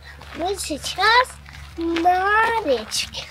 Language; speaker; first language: Russian; early bilingual, heritage; Russian